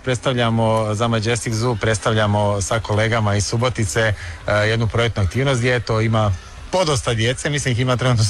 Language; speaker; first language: Serbian; native; Serbian